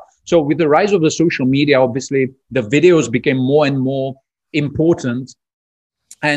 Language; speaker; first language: English; non-native, fluent; Czech